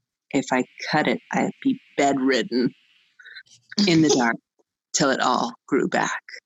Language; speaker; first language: English; native; English